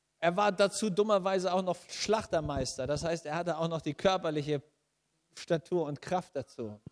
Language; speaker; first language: German; native; German